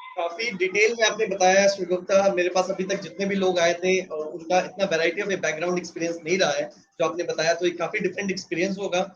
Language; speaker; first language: Hindi; native; Hindi